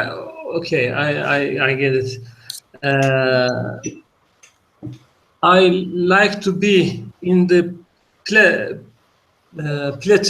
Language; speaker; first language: English; non-native, learner; Turkish